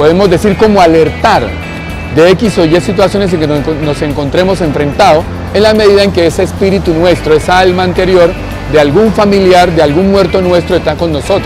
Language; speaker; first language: Spanish; native; Spanish